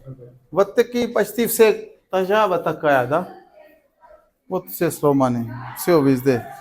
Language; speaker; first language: Russian; non-native, learner; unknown